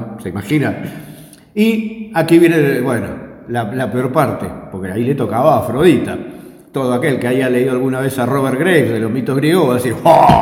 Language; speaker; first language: Spanish; native; Spanish